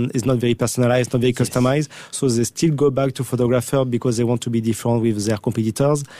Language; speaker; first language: English; non-native, fluent; French